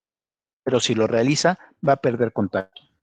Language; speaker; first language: Spanish; native; Spanish